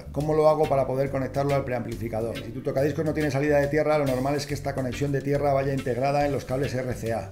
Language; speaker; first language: Spanish; native; Spanish